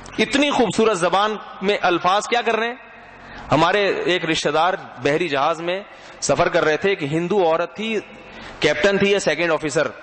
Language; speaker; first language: Urdu; native; Urdu